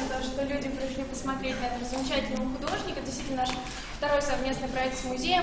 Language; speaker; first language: Russian; native; Russian